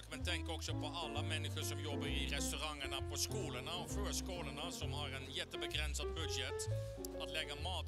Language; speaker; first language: Swedish; non-native, fluent; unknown